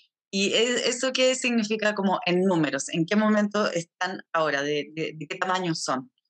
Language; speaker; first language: Spanish; native; Spanish